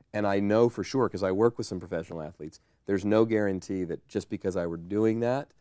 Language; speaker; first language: English; native; English